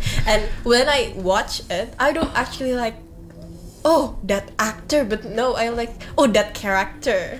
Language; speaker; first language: English; non-native, fluent; Indonesian